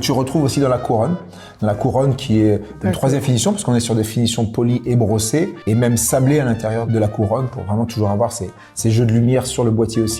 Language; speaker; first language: French; native; French